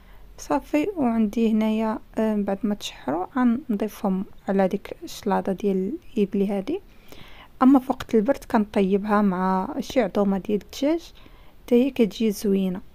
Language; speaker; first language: Arabic; native; Arabic